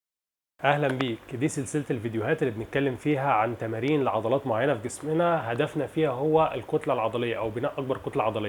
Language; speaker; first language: Arabic; native; Arabic